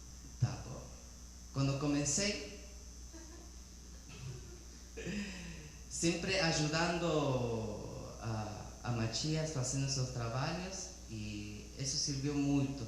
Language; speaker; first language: Portuguese; non-native, learner; Spanish